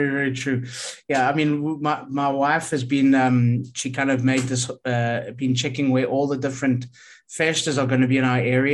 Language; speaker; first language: English; native; English